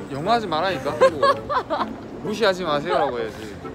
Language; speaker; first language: Korean; native; Korean